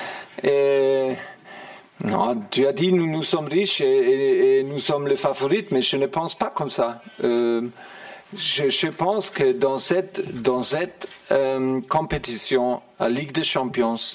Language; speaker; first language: French; non-native, fluent; German